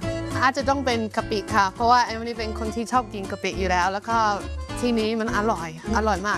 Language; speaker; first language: Thai; non-native, fluent; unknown